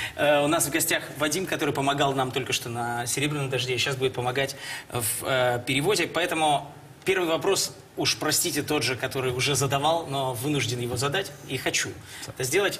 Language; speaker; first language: Russian; native; Russian